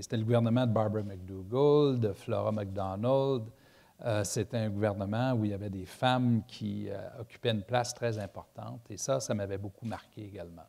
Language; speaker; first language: French; native; French